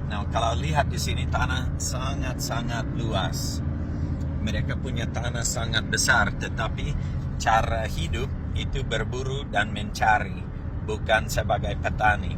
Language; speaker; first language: Indonesian; non-native, fluent; English